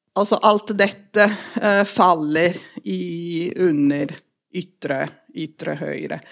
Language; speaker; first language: Norwegian; non-native, fluent; Italian